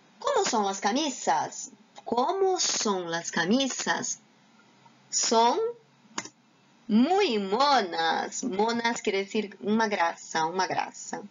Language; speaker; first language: Spanish; non-native, fluent; Portuguese